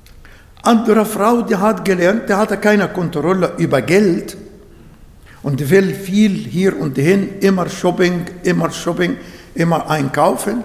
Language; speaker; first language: German; non-native, fluent; Arabic